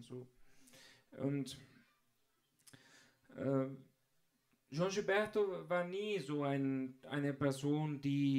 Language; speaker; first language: German; non-native, fluent; Italian